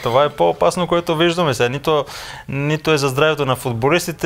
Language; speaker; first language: Bulgarian; non-native, fluent; Greek